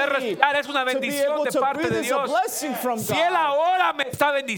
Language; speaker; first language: Spanish; native; Spanish